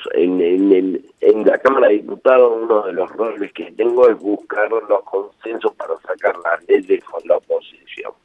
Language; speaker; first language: Spanish; native; Spanish